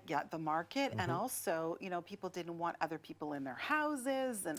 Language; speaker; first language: English; native; English